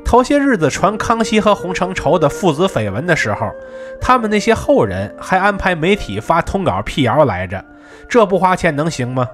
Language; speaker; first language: Chinese; native; Chinese